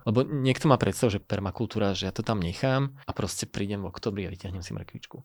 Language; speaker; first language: Slovak; native; Slovak